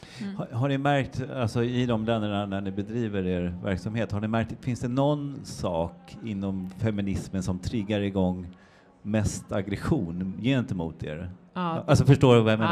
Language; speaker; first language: Swedish; native; Swedish